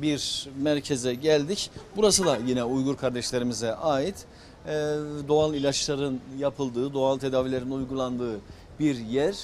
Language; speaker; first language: Turkish; native; Turkish